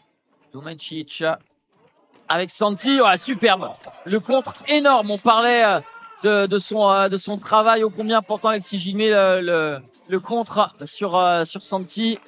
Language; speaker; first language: French; native; French